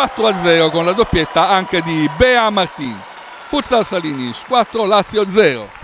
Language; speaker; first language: Italian; native; Italian